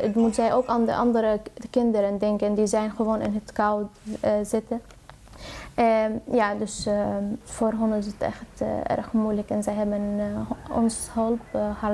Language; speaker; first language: Dutch; non-native, fluent; Arabic